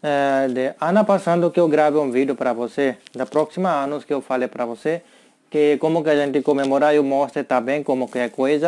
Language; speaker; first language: Portuguese; non-native, learner; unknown